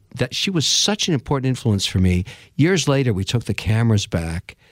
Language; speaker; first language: English; native; English